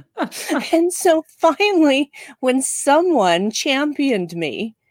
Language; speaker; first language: English; native; English